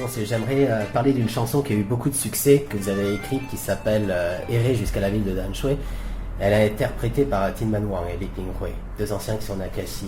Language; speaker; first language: French; native; French